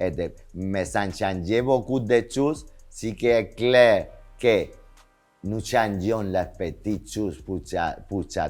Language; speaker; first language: French; non-native, fluent; Spanish